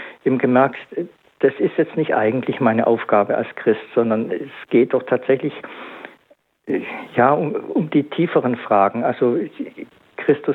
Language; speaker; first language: German; native; German